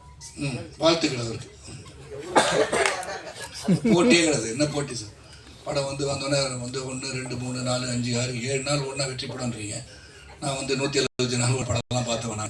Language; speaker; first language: Tamil; native; Tamil